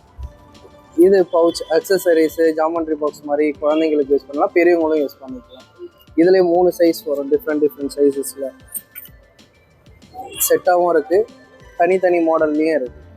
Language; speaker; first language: Tamil; native; Tamil